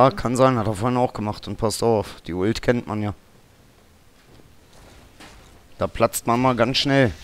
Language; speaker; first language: German; native; German